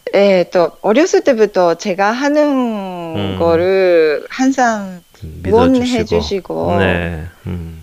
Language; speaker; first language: Korean; non-native, learner; Japanese